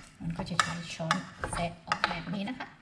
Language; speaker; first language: Thai; native; Thai